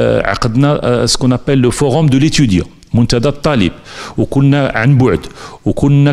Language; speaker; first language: Arabic; native; Arabic